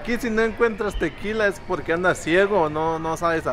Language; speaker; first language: Spanish; early bilingual, heritage; Spanish